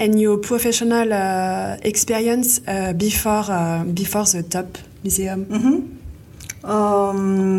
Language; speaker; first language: English; non-native, fluent; French